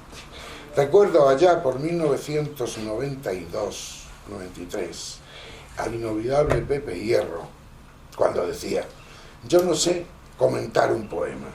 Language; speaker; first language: Spanish; native; Spanish